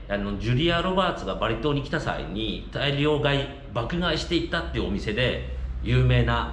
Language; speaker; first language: Japanese; native; Japanese